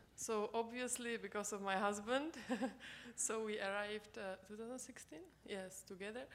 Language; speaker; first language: English; non-native, fluent; Czech